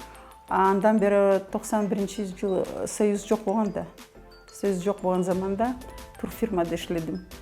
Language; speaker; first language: Kyrgyz; non-native, local second language; Karachay-Balkar